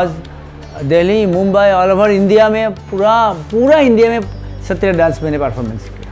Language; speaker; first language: Hindi; non-native, local second language; Assamese